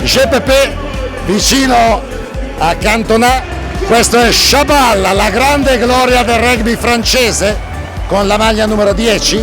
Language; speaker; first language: Italian; native; Italian